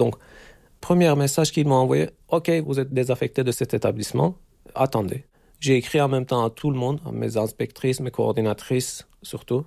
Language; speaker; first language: French; non-native, fluent; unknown